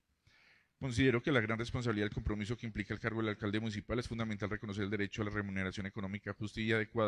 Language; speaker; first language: Spanish; native; Spanish